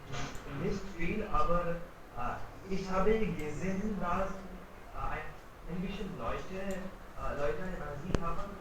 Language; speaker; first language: German; non-native, learner; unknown